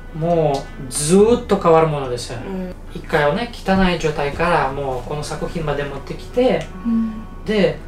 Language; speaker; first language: Japanese; non-native, fluent; Russian